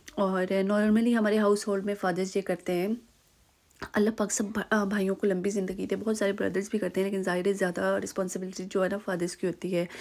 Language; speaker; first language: Urdu; native; Urdu